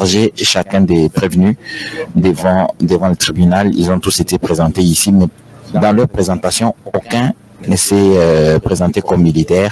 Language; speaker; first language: French; non-native, local second language; Lingala